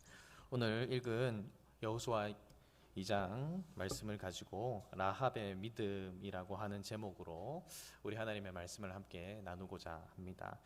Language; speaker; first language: Korean; native; Korean